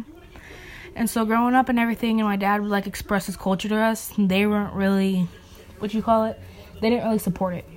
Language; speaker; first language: English; native; English